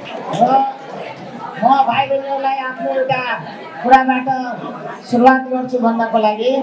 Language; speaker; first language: Nepali; non-native, local second language; Maithili